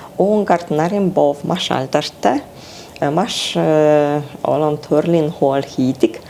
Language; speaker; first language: Mongolian; non-native, fluent; Hungarian